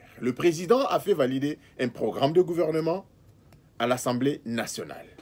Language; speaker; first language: French; non-native, local second language; Lingala